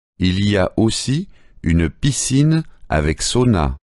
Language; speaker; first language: French; native; French